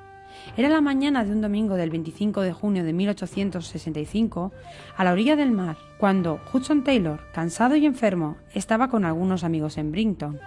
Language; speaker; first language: Spanish; native; Spanish